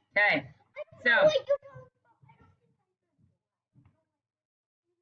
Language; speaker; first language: Spanish; non-native, fluent; English